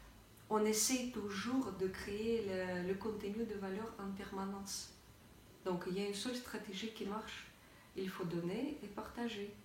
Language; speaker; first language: French; non-native, fluent; Russian